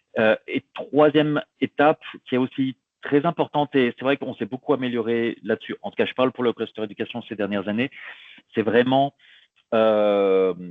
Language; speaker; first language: French; native; French